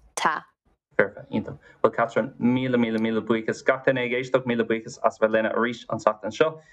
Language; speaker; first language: Irish; non-native, local second language; English